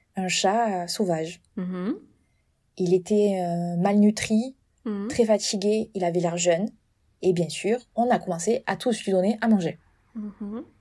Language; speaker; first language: French; native; French